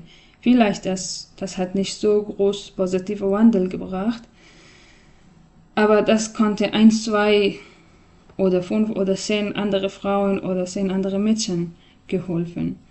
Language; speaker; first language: German; non-native, learner; Persian